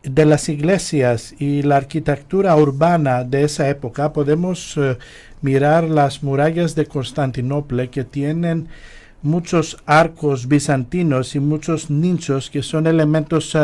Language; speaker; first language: Spanish; non-native, fluent; Greek